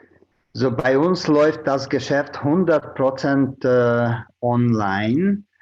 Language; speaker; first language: German; non-native, fluent; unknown